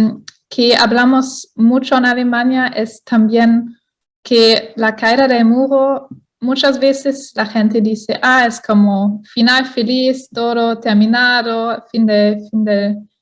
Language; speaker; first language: Spanish; non-native, fluent; German